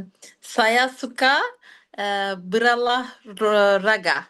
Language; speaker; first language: Indonesian; non-native, learner; Turkish